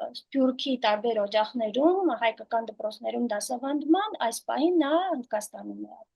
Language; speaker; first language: Armenian; native; Armenian